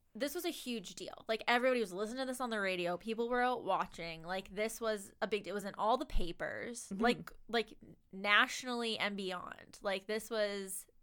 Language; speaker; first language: English; native; English